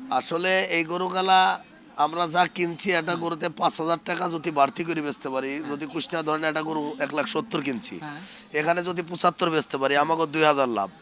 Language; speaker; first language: Bangla; native; Bangla